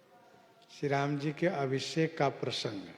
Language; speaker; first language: Hindi; native; Hindi